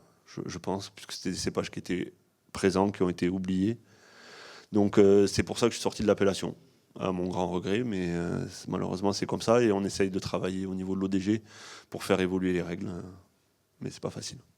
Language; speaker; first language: French; native; French